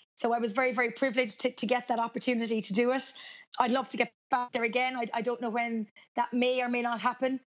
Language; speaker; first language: English; native; English